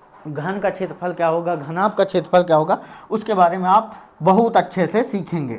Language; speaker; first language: Hindi; native; Hindi